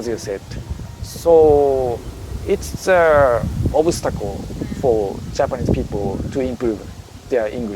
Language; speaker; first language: English; non-native, fluent; Japanese